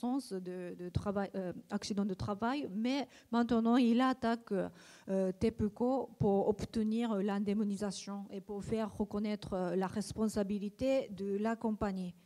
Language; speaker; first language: French; non-native, learner; Japanese